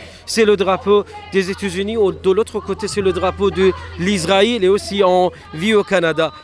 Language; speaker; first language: French; non-native, fluent; Persian